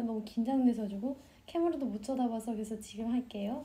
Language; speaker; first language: Korean; non-native, fluent; Vietnamese